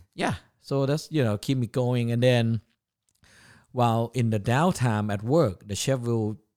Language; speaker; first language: English; non-native, learner; Thai